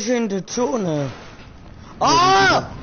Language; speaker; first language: German; non-native, learner; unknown